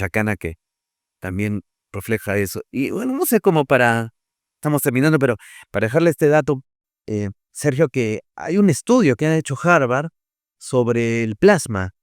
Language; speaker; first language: Spanish; native; Spanish